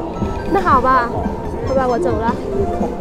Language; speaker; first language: Chinese; non-native, learner; Vietnamese